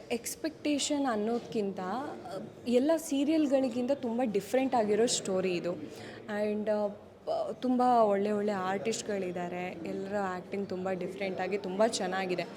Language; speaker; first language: Kannada; non-native, local second language; Konkani